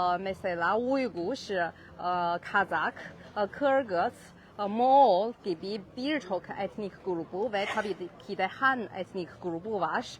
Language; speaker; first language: Turkish; non-native, learner; Chinese